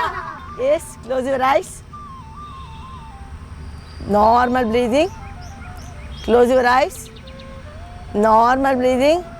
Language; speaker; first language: English; non-native, fluent; Kannada